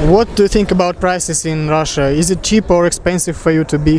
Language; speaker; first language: English; non-native, fluent; Russian